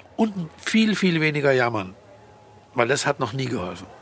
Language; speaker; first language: German; native; German